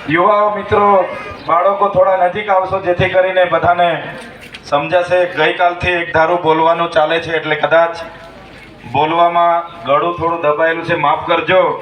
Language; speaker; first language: Gujarati; non-native, local second language; Vasavi